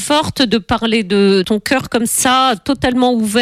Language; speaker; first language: French; native; French